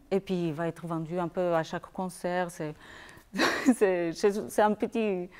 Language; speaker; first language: French; non-native, fluent; Spanish